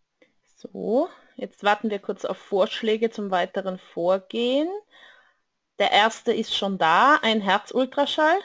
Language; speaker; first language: German; native; German